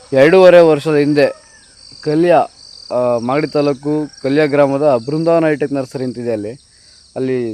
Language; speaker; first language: Kannada; native; Kannada